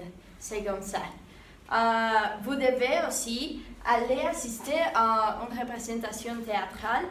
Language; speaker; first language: French; non-native, learner; Spanish